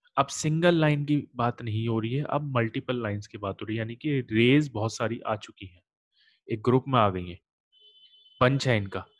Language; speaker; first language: Hindi; native; Hindi